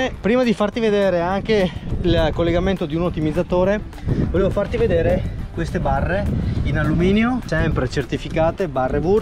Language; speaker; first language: Italian; native; Italian